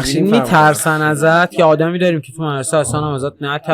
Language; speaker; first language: Persian; native; Persian